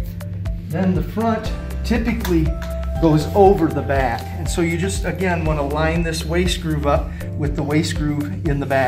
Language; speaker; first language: English; native; English